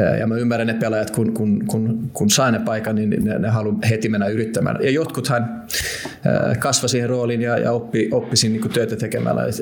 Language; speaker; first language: Finnish; non-native, local second language; Swedish